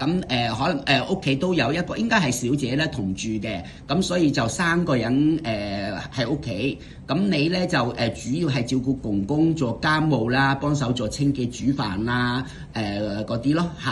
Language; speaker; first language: Cantonese; native; Cantonese